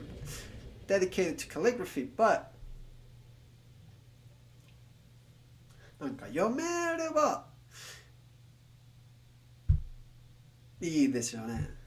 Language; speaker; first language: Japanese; non-native, learner; English